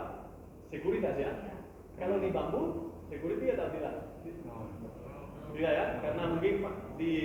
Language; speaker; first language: Indonesian; non-native, learner; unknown